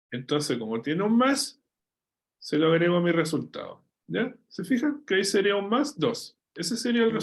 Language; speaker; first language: Spanish; native; Spanish